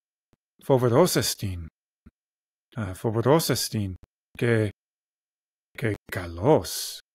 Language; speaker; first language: Greek; non-native, learner; English